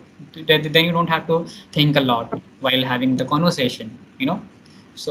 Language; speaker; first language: English; non-native, local second language; Hindi